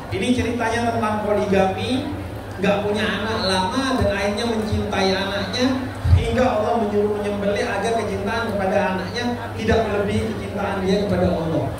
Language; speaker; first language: Indonesian; non-native, local second language; Madurese